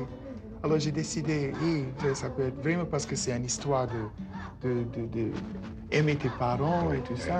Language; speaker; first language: French; non-native, fluent; English